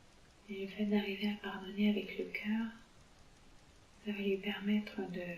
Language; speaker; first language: French; native; French